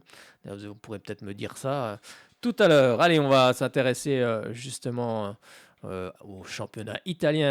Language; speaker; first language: French; native; French